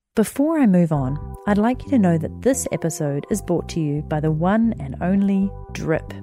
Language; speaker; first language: English; native; English